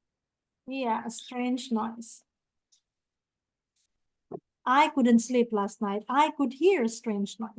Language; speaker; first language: English; non-native, fluent; Indonesian